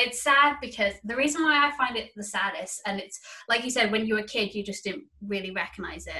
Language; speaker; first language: English; native; English